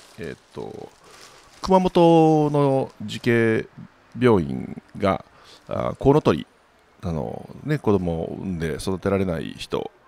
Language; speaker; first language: Japanese; native; Japanese